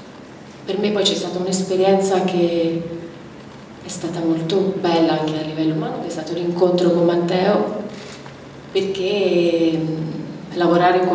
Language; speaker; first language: Italian; native; Italian